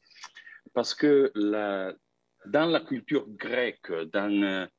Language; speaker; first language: French; non-native, fluent; Italian